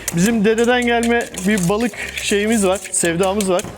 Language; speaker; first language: Turkish; native; Turkish